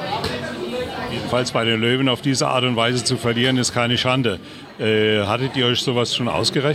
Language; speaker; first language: German; native; German